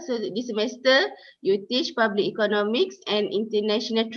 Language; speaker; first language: English; non-native, local second language; Malay